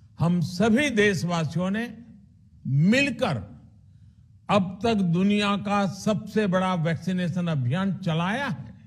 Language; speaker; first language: Hindi; non-native, local second language; Gujarati